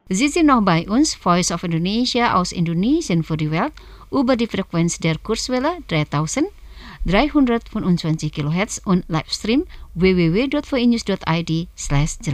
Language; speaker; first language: German; non-native, fluent; Indonesian